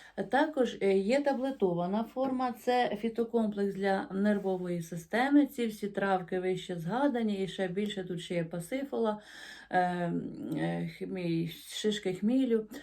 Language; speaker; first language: Ukrainian; non-native, local second language; Russian